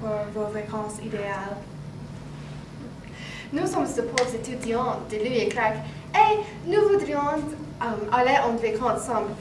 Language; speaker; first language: French; non-native, learner; English